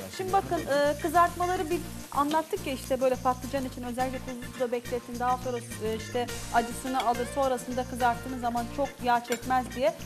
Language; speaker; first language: Turkish; non-native, local second language; Arabic